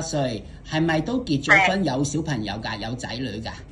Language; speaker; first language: Cantonese; native; Cantonese